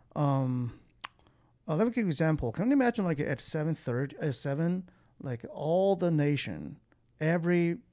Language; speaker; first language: English; non-native, fluent; Chinese